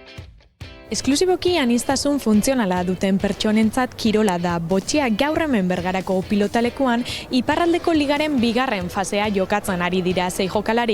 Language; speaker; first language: Basque; native; Basque